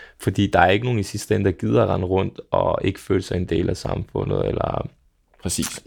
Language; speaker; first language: Danish; early bilingual, other home language; Serbian